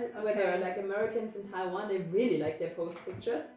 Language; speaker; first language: English; non-native, fluent; German